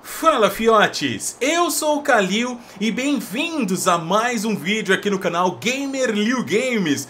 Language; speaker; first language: Portuguese; native; Portuguese